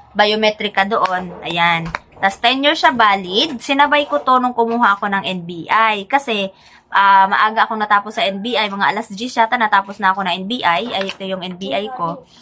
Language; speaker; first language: Filipino; native; Filipino